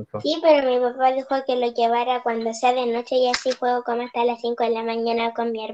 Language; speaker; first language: Spanish; native; Spanish